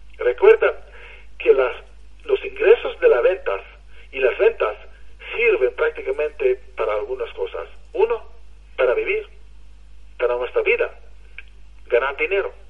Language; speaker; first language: Spanish; non-native, fluent; Hebrew